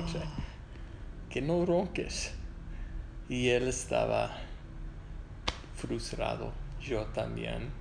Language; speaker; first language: Spanish; non-native, fluent; English